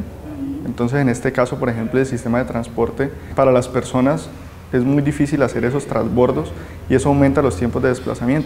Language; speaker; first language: Spanish; native; Spanish